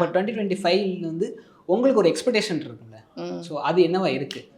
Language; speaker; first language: Tamil; native; Tamil